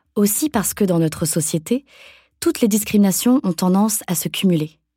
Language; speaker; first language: French; native; French